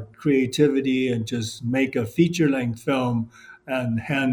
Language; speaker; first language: English; non-native, local second language; Cantonese